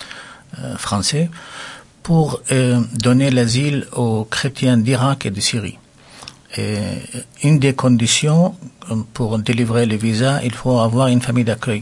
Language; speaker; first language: French; non-native, local second language; Arabic